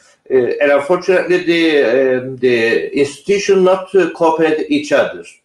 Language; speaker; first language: English; non-native, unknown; Turkish